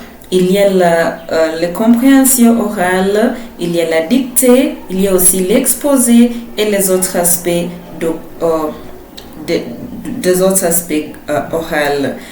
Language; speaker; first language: French; non-native, fluent; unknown